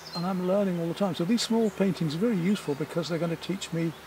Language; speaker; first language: English; native; English